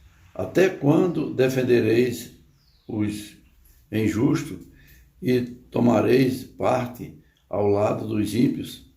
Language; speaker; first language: Portuguese; native; Portuguese